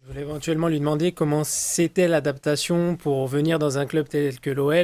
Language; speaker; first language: French; native; French